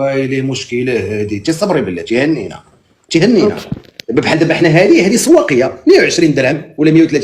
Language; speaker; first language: Arabic; native; Arabic